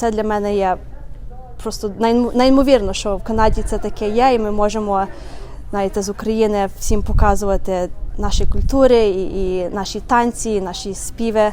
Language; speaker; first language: Ukrainian; early bilingual, heritage; Ukrainian